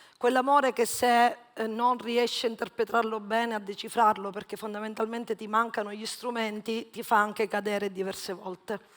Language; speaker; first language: Italian; native; Italian